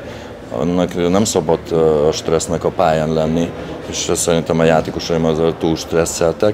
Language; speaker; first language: Hungarian; non-native, fluent; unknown